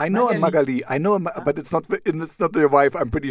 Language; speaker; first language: English; non-native, fluent; German